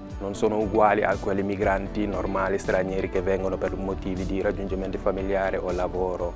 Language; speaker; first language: Italian; non-native, fluent; Wolof